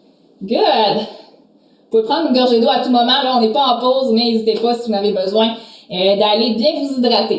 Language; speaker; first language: French; native; French